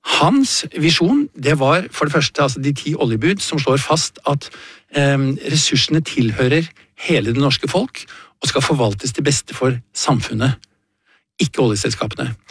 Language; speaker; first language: Norwegian; native; Norwegian